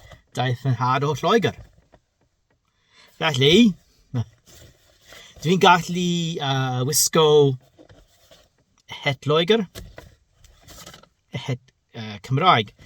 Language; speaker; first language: Welsh; non-native, learner; English